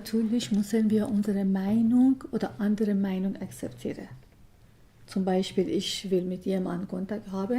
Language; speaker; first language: German; non-native, learner; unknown